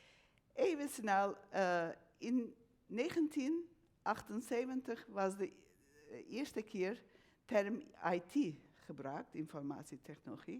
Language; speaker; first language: Dutch; non-native, fluent; Turkish